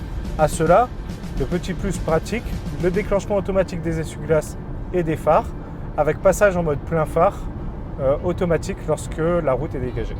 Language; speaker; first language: French; native; French